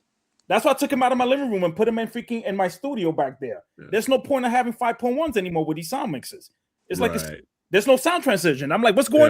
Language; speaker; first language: English; native; English